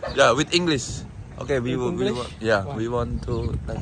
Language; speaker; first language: English; non-native, learner; Indonesian